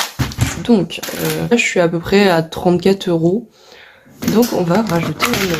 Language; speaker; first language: French; native; French